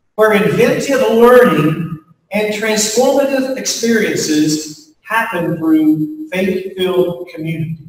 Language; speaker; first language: English; native; English